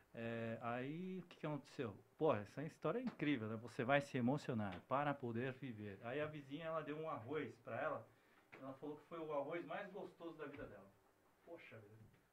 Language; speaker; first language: Portuguese; early bilingual, other home language; Korean